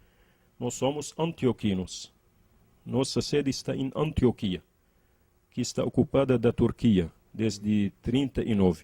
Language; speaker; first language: Portuguese; non-native, learner; Arabic